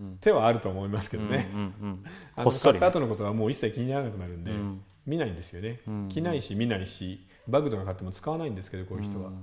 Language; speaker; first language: Japanese; native; Japanese